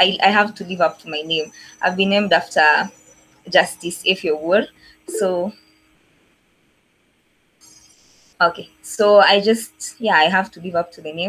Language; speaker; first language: English; non-native, local second language; Swahili